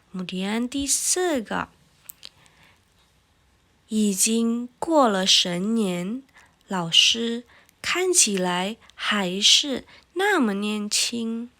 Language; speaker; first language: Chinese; non-native, fluent; Indonesian